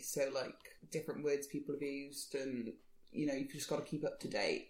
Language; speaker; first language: English; native; English